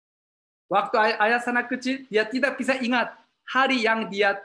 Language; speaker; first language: Indonesian; non-native, learner; Korean